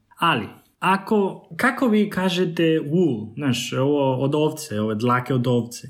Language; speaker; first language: Serbian; non-native, learner; Spanish